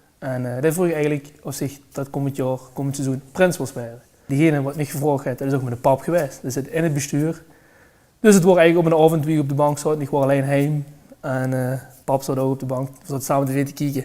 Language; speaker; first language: Dutch; native; Dutch